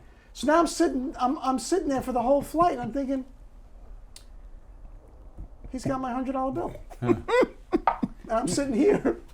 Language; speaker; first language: English; native; English